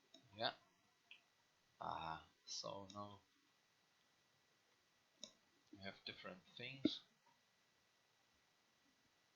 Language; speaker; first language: English; non-native, learner; German